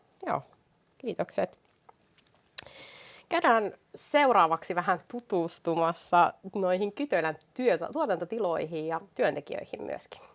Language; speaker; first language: Finnish; native; Finnish